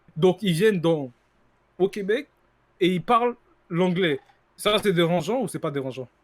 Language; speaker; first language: French; native; French